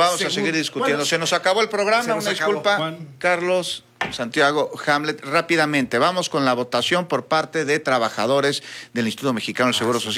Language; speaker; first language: Spanish; native; Spanish